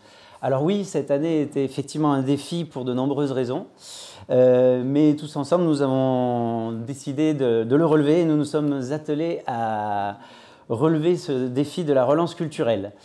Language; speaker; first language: French; native; French